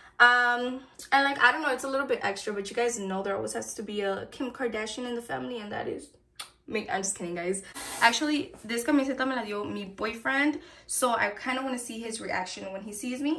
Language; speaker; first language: English; early bilingual, other home language; Spanish